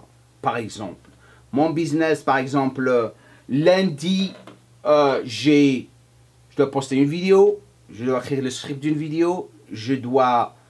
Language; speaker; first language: French; non-native, fluent; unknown